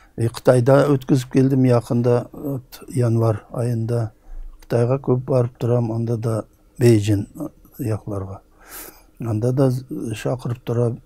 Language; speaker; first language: Tatar; early bilingual, heritage; Tatar